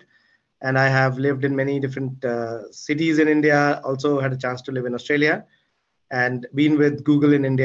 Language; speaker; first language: English; non-native, local second language; Hindi